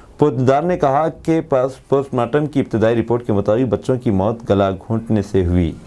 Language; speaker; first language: Urdu; native; Urdu